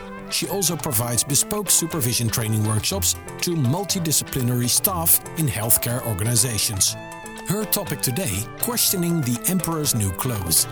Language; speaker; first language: English; non-native, fluent; Dutch